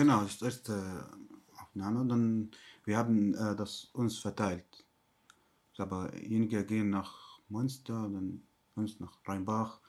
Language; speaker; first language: German; non-native, learner; Arabic